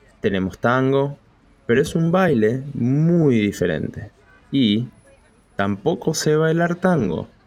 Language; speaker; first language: Spanish; early bilingual, heritage; Spanish